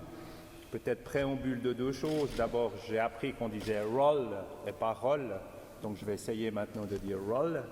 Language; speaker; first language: French; native; French